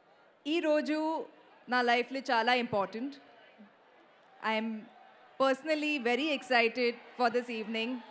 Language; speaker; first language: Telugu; non-native, learner; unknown